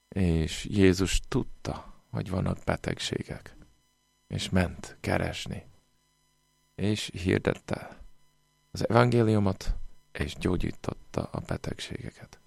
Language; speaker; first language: Hungarian; non-native, fluent; English